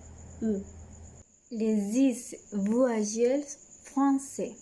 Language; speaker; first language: French; non-native, learner; Spanish